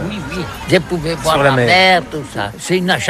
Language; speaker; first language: French; non-native, learner; Catalan